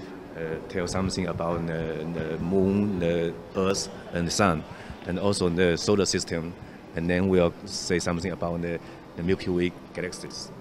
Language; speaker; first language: English; non-native, learner; Chinese